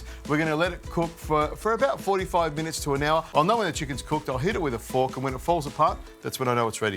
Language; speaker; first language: English; native; English